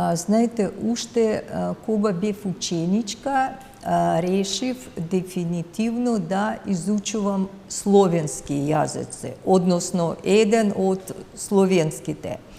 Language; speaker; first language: Macedonian; non-native, fluent; Russian